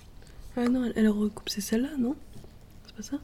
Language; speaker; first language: French; native; French